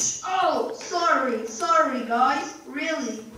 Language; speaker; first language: English; non-native, learner; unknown